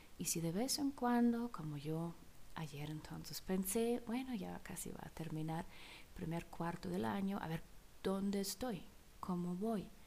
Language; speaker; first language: Spanish; non-native, fluent; German